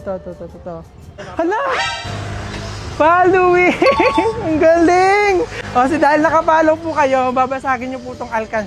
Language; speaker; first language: Filipino; native; Filipino